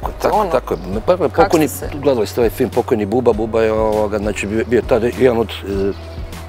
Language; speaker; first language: Croatian; native; Croatian